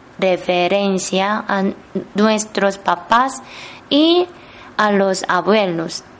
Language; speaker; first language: Spanish; non-native, fluent; Korean